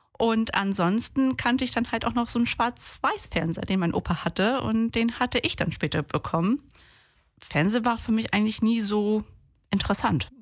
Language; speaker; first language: German; early bilingual, other home language; Portuguese